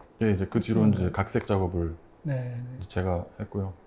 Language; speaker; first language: Korean; native; Korean